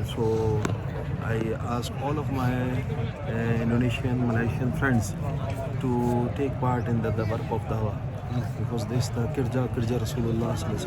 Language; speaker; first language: English; non-native, learner; Urdu